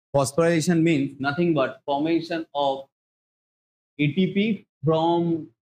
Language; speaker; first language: English; non-native, local second language; Bangla